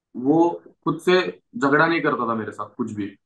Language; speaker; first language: Hindi; non-native, local second language; Marathi